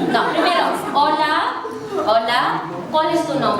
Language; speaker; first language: Spanish; non-native, fluent; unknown